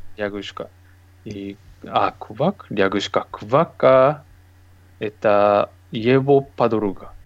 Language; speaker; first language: Russian; non-native, learner; Japanese